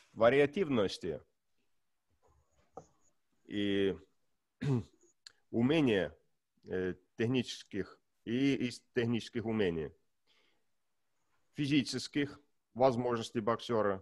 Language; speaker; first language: Russian; non-native, learner; Estonian